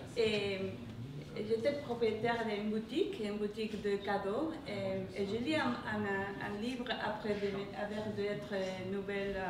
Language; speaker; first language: French; non-native, learner; English